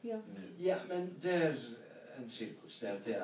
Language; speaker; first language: Swedish; non-native, learner; English